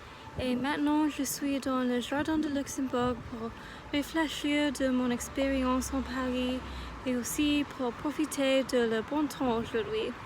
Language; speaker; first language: French; non-native, learner; English